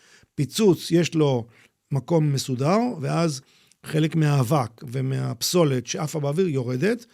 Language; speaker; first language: Hebrew; native; Hebrew